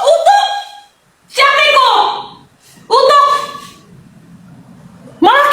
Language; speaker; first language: Filipino; non-native, learner; Chinese